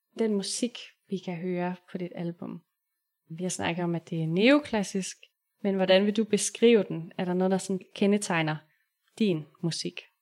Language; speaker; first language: Danish; native; Danish